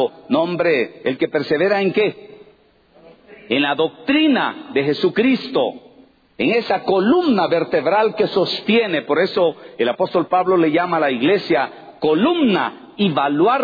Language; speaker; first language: Spanish; native; Spanish